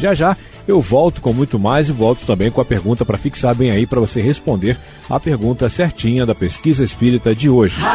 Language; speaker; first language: Portuguese; native; Portuguese